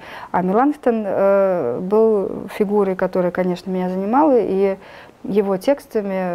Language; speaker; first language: Russian; native; Russian